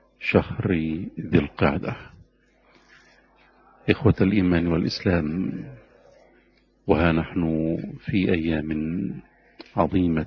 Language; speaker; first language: Arabic; native; Arabic